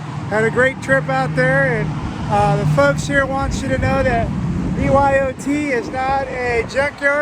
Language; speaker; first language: English; native; English